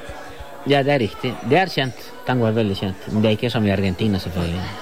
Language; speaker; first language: Norwegian; non-native, fluent; Spanish